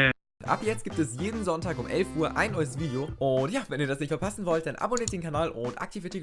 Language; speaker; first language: German; native; German